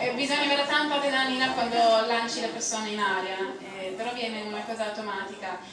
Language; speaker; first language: Italian; non-native, fluent; English